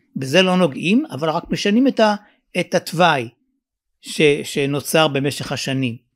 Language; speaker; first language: Hebrew; native; Hebrew